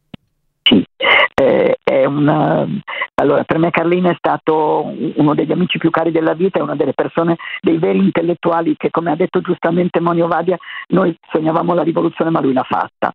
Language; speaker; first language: Italian; native; Italian